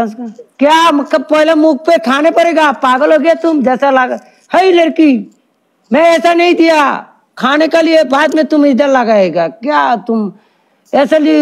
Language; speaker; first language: Hindi; non-native, learner; Bangla